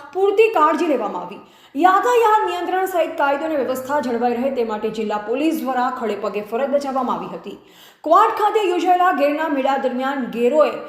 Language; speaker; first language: Gujarati; native; Gujarati